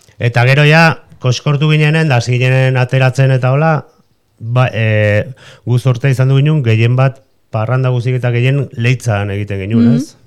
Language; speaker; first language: Basque; native; Basque